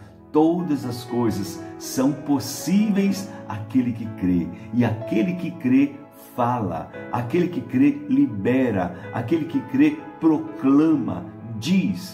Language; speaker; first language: Portuguese; native; Portuguese